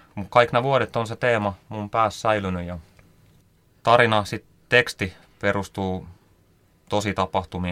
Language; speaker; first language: Finnish; native; Finnish